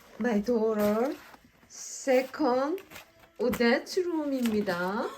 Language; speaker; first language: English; non-native, learner; Korean